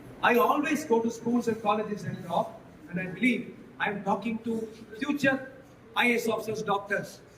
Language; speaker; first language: English; non-native, local second language; Tamil